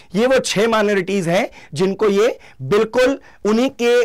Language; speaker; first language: Hindi; native; Hindi